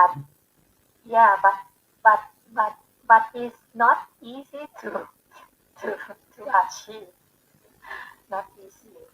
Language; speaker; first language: English; non-native, learner; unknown